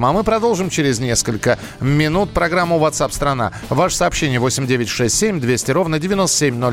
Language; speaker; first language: Russian; native; Russian